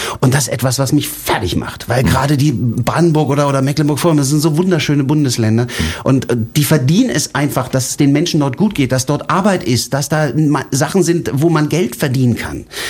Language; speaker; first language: German; non-native, fluent; Italian